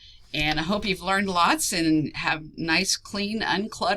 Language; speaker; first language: English; native; English